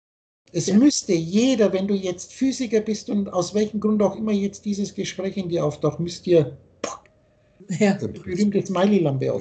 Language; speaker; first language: German; native; German